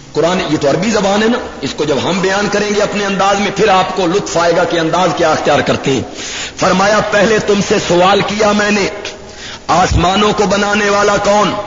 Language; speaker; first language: Urdu; non-native, local second language; Punjabi